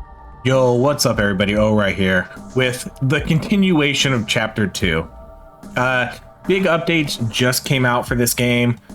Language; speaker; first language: English; native; English